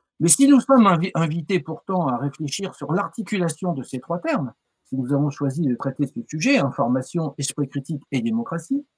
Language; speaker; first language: French; native; French